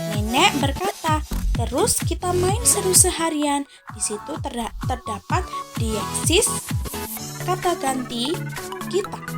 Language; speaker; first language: Indonesian; native; Indonesian